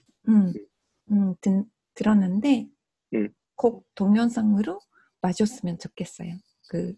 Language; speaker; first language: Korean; non-native, fluent; Japanese